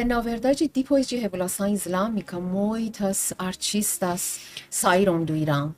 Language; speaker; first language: Portuguese; non-native, learner; Persian